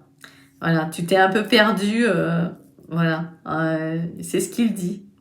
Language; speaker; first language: French; native; French